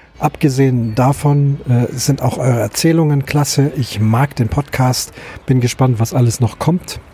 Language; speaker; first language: German; native; German